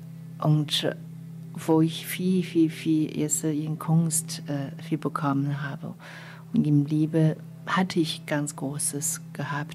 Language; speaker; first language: German; non-native, fluent; Chinese